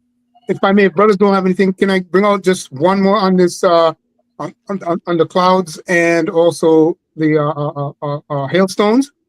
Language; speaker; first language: English; native; English